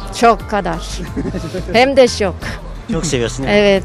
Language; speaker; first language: Turkish; non-native, learner; Thai